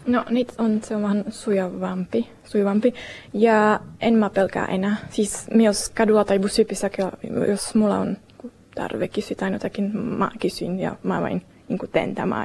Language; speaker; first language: Finnish; non-native, learner; Estonian